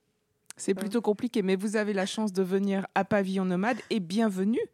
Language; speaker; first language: French; native; French